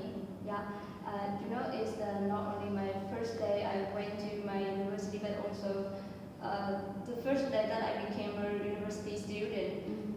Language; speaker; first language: English; non-native, fluent; Vietnamese